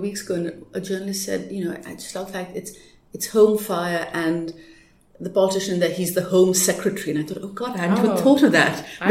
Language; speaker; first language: English; non-native, local second language; Urdu